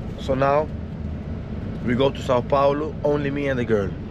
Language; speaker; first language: English; non-native, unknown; Swedish